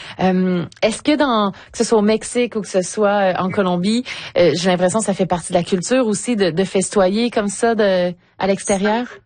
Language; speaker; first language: French; native; French